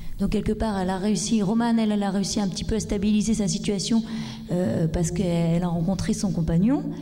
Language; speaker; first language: French; native; French